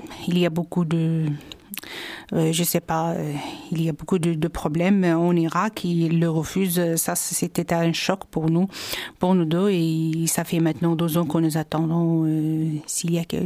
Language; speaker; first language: French; non-native, local second language; Arabic